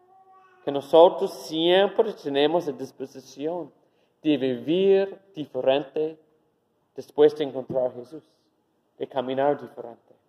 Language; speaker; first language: Spanish; non-native, fluent; English